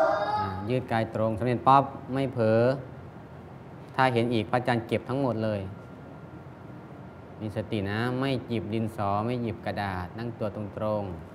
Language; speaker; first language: Thai; native; Thai